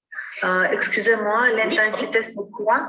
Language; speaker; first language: French; non-native, learner; Armenian